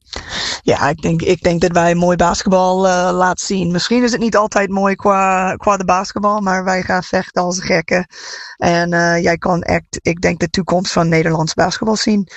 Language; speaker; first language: Dutch; non-native, fluent; English